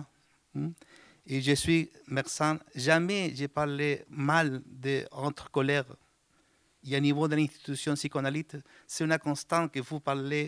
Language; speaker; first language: French; non-native, learner; Spanish